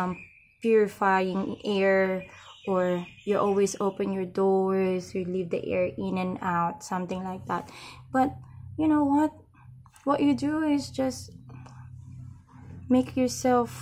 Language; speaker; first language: English; non-native, local second language; Filipino